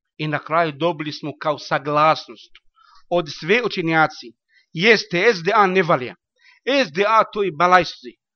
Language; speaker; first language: Bosnian; non-native, learner; Arabic